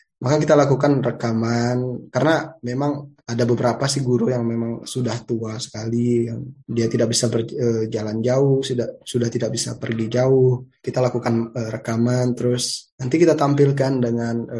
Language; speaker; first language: Indonesian; non-native, local second language; Iban